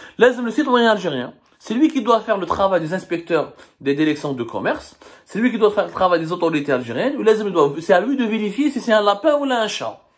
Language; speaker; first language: French; non-native, local second language; Arabic